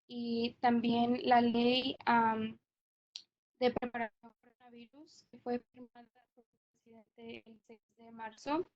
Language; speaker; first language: Spanish; non-native, fluent; English